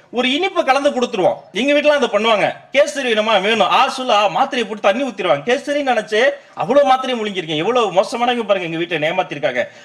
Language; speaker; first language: Tamil; native; Tamil